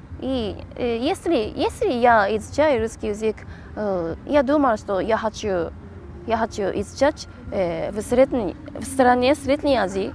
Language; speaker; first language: Russian; non-native, learner; Japanese